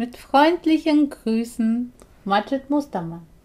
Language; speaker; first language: German; non-native, fluent; Persian